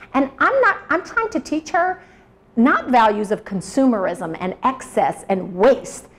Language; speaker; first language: English; native; English